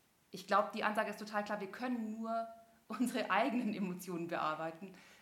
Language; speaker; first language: German; native; German